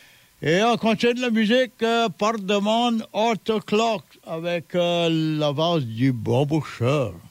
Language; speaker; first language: French; native; French